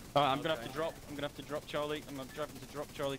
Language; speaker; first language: English; native; English